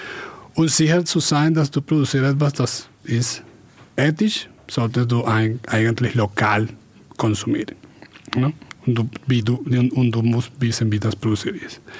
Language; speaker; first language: German; non-native, fluent; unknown